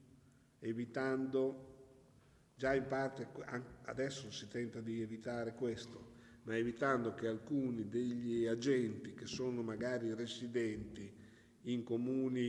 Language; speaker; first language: Italian; native; Italian